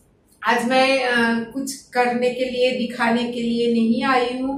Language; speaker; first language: Hindi; non-native, local second language; Bangla